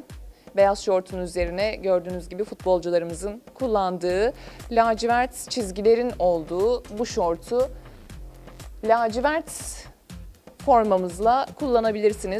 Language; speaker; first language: Turkish; native; Turkish